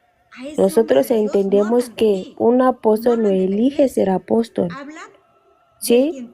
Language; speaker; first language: Spanish; non-native, fluent; Portuguese